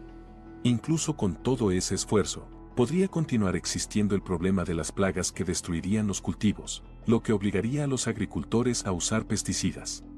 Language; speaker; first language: Spanish; native; Spanish